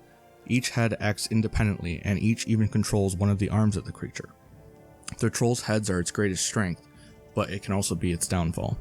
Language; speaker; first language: English; native; English